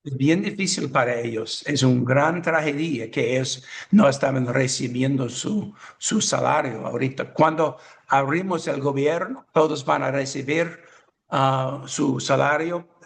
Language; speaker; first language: Spanish; non-native, learner; English